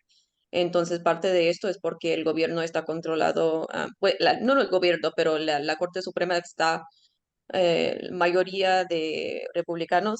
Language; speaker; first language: Spanish; early bilingual, heritage; Spanish